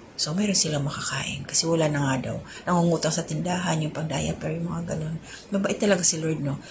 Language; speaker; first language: Filipino; native; Filipino